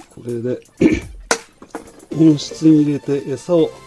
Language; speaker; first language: Japanese; native; Japanese